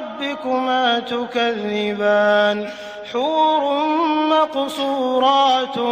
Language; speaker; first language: Arabic; native; Arabic